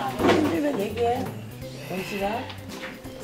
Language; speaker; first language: Korean; native; Korean